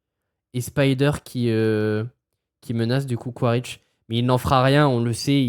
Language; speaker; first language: French; native; French